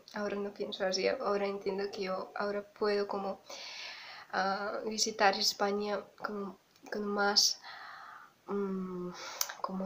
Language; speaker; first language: Spanish; non-native, fluent; Russian